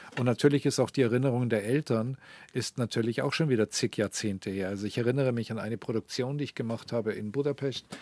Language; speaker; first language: German; native; German